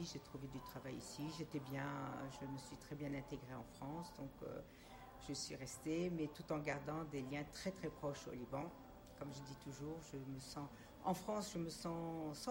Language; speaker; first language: French; non-native, local second language; Armenian